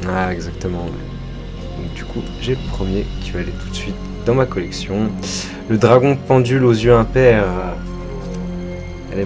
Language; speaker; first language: French; native; French